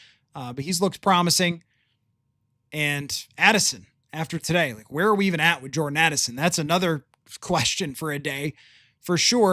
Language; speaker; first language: English; native; English